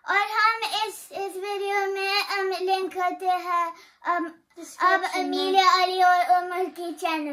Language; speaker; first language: Hindi; early bilingual, heritage; Hindi